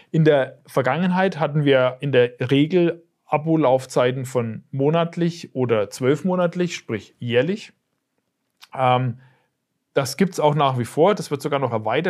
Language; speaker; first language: German; native; German